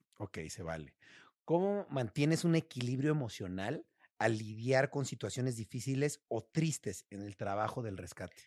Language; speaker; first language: Spanish; native; Spanish